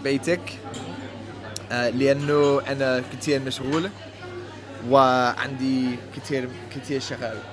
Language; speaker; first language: Arabic; non-native, learner; English